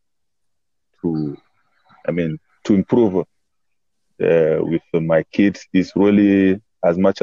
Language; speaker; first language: English; non-native, fluent; Bambara